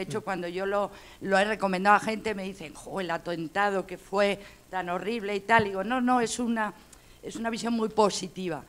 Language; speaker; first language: Spanish; native; Spanish